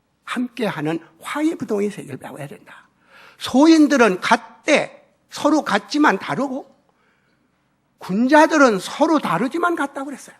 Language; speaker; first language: Korean; native; Korean